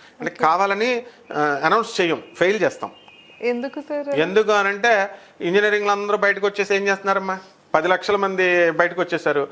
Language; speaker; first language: Telugu; native; Telugu